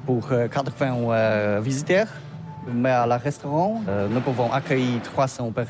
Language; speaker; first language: French; non-native, learner; Polish